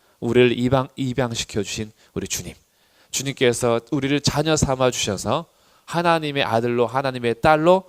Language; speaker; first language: Korean; native; Korean